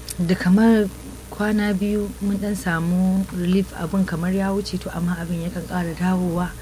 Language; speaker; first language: Hausa; native; Hausa